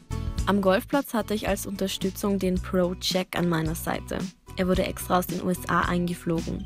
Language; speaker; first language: German; native; German